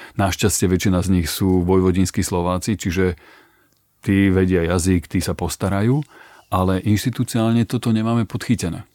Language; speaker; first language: Slovak; native; Slovak